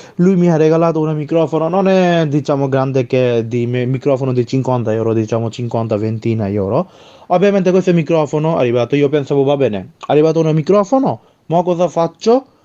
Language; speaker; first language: Italian; non-native, learner; Bangla